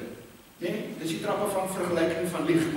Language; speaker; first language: Afrikaans; native; Afrikaans